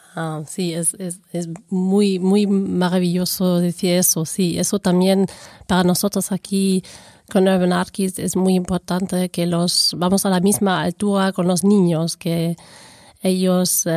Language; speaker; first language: Spanish; non-native, fluent; German